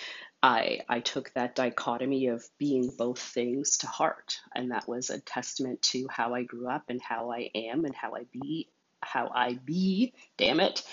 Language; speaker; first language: English; native; English